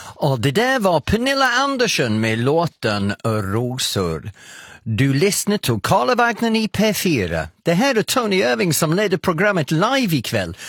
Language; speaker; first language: Swedish; non-native, fluent; English